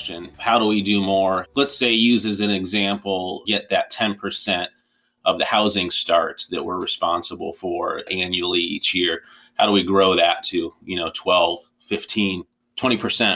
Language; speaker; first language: English; native; English